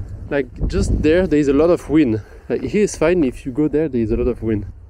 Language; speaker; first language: English; non-native, fluent; French